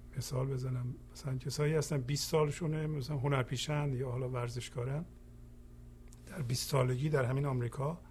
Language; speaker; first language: Persian; native; Persian